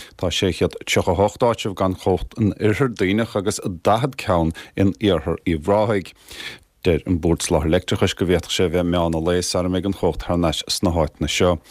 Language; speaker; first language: Irish; native; Irish